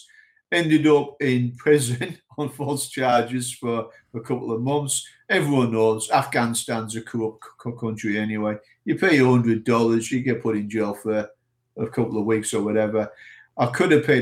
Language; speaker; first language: English; native; English